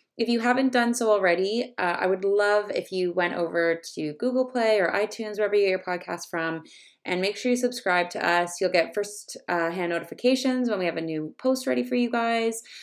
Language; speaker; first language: English; native; English